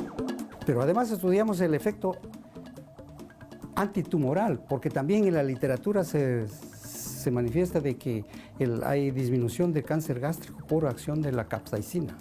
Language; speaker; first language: Spanish; native; Spanish